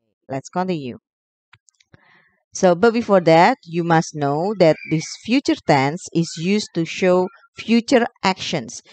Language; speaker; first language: English; non-native, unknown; Indonesian